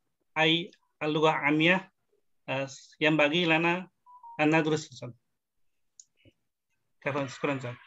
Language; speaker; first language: Arabic; non-native, learner; Indonesian